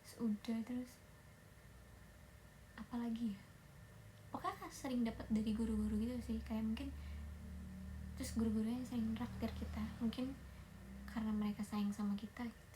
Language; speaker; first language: Indonesian; native; Indonesian